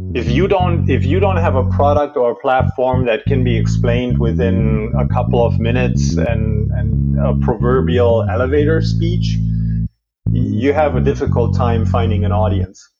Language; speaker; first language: English; non-native, fluent; German